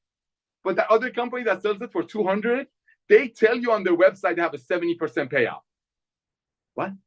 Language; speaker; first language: English; native; English